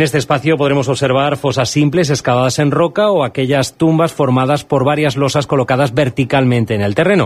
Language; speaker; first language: Spanish; native; Spanish